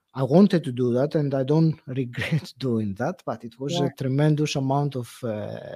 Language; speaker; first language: English; non-native, fluent; Greek